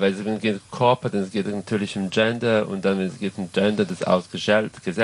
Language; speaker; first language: German; non-native, learner; Serbian